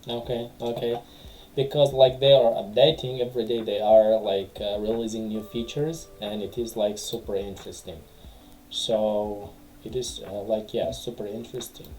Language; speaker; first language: English; non-native, fluent; Tajik